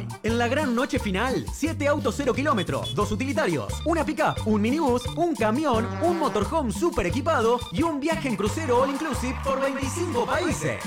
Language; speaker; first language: Spanish; native; Spanish